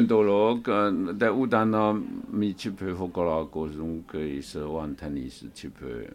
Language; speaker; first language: Hungarian; non-native, learner; Chinese